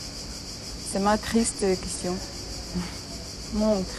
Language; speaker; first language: French; non-native, learner; Ukrainian